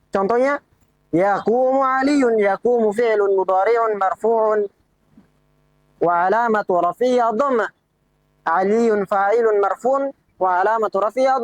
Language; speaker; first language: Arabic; non-native, fluent; Indonesian